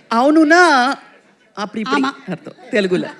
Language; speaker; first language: Telugu; non-native, fluent; Tamil